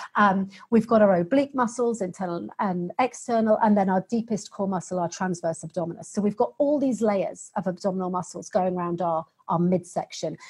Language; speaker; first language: English; native; English